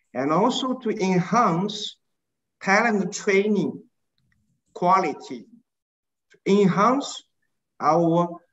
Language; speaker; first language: English; non-native, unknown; Chinese